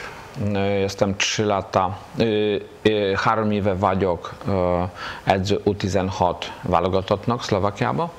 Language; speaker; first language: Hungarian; non-native, fluent; Polish